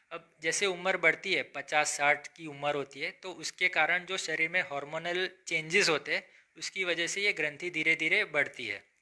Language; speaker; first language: Hindi; non-native, local second language; Gujarati